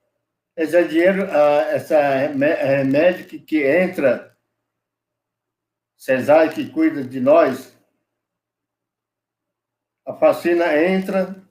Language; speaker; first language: Portuguese; non-native, local second language; Yanomámi